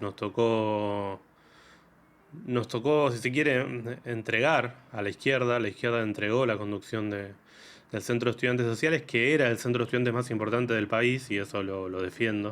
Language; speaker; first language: Spanish; native; Spanish